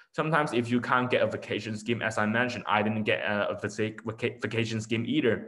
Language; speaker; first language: English; non-native, local second language; Cantonese